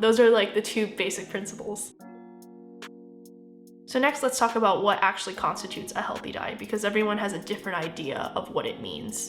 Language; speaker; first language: English; native; English